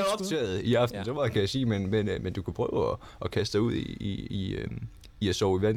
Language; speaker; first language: Danish; native; Danish